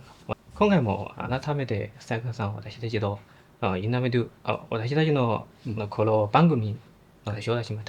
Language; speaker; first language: Japanese; non-native, learner; Chinese